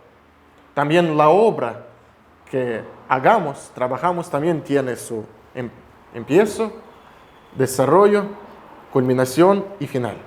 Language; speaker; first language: Spanish; non-native, fluent; Russian